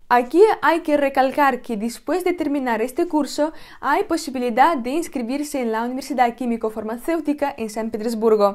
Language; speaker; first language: Spanish; non-native, fluent; Russian